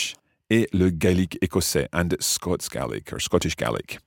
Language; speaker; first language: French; non-native, fluent; English